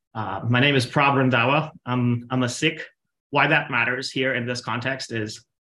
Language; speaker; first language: English; non-native, local second language; Punjabi